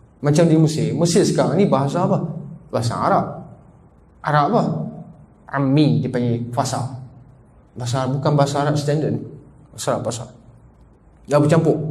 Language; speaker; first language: Malay; native; Malay